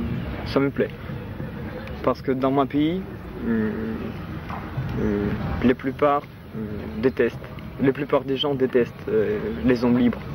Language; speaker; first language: French; non-native, fluent; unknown